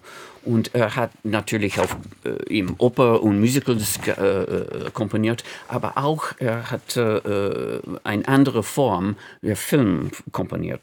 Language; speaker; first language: German; non-native, fluent; English